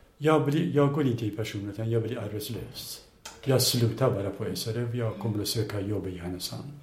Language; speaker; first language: Swedish; non-native, fluent; Kurdish